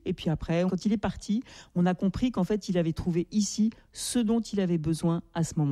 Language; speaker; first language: French; native; French